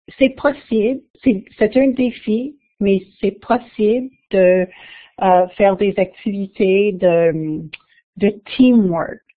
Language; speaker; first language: French; non-native, local second language; English